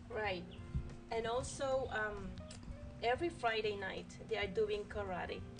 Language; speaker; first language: English; non-native, local second language; Iloko